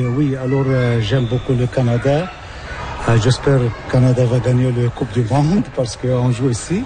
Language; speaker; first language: French; non-native, local second language; Arabic